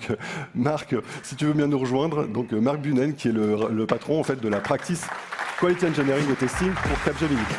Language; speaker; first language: French; native; French